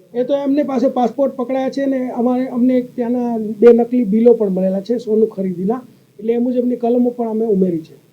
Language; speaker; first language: Gujarati; native; Gujarati